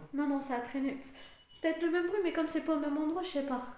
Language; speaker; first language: French; native; French